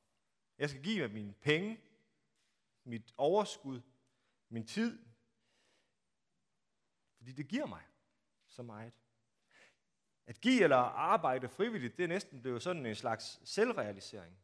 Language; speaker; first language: Danish; native; Danish